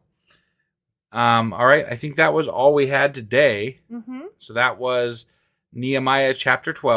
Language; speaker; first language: English; native; English